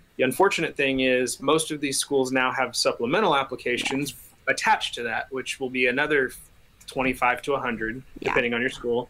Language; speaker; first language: English; native; English